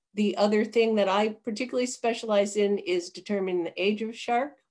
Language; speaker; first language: English; native; English